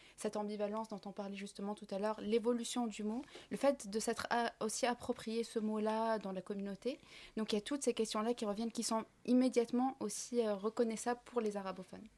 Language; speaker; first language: French; non-native, local second language; Arabic